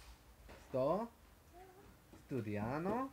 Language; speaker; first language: Italian; non-native, fluent; English